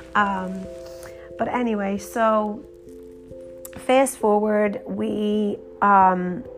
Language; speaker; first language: English; early bilingual, other home language; Romanian